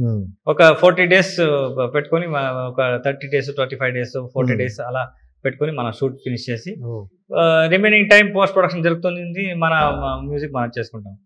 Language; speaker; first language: Telugu; non-native, learner; Kannada